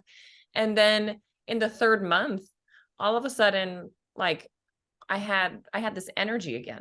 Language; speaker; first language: English; native; English